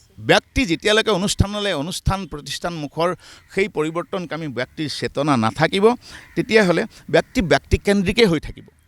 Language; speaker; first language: Assamese; native; Assamese